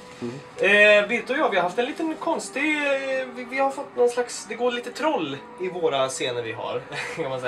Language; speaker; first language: Swedish; native; Swedish